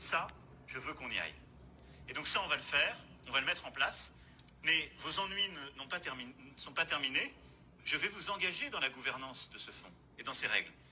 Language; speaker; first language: French; native; French